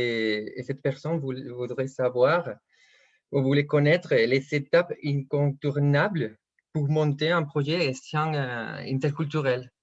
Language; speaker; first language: French; non-native, fluent; Spanish